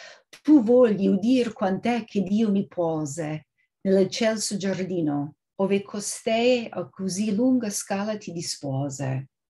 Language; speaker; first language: Italian; non-native, fluent; English